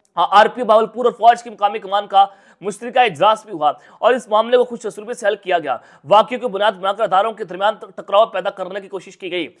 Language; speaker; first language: Urdu; non-native, local second language; Punjabi